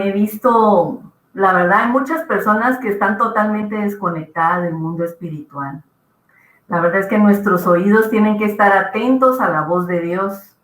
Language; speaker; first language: Spanish; native; Spanish